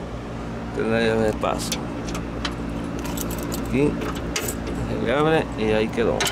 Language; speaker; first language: Spanish; native; Spanish